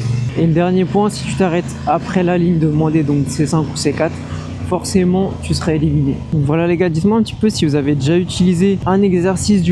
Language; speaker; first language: French; native; French